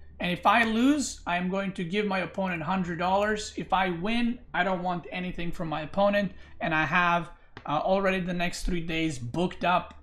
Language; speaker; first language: English; non-native, fluent; Serbian